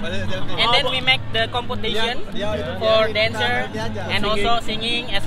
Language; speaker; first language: English; non-native, learner; Indonesian